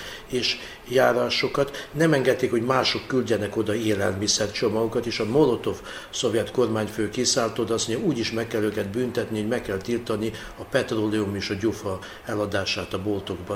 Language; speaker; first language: Hungarian; native; Hungarian